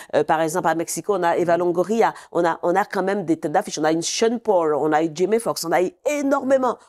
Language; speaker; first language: French; native; French